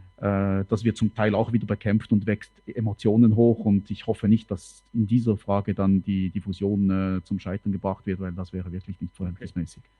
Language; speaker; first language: German; non-native, local second language; French